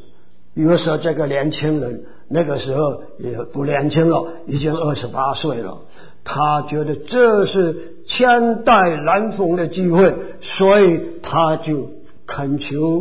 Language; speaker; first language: Chinese; native; Chinese